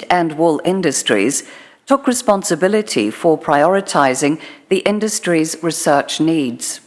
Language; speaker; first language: English; native; English